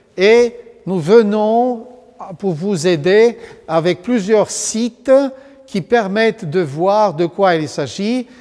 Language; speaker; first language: French; non-native, fluent; Romanian